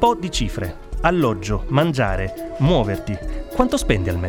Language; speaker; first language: Italian; native; Italian